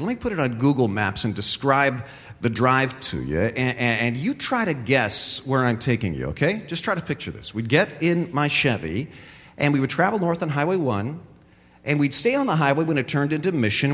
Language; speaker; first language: English; native; English